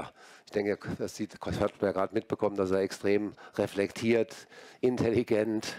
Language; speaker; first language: German; native; German